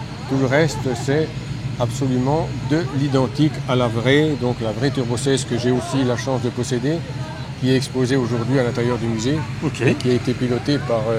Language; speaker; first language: French; native; French